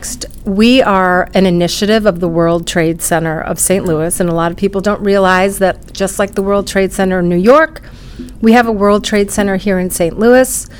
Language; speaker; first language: English; native; English